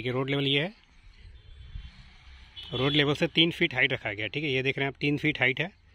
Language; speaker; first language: Hindi; native; Hindi